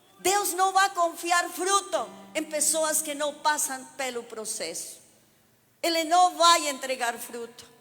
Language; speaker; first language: Portuguese; non-native, fluent; Spanish